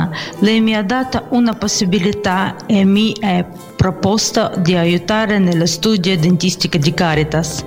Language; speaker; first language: Italian; non-native, learner; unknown